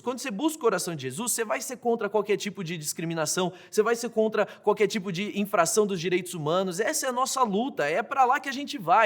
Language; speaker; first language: Portuguese; native; Portuguese